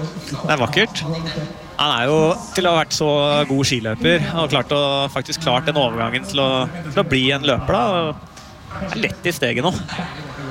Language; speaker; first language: Norwegian; native; Norwegian